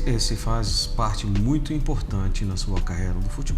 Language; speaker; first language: Portuguese; non-native, fluent; Arabic